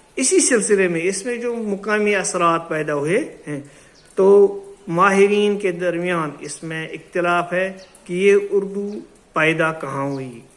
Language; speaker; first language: Urdu; non-native, local second language; Kashmiri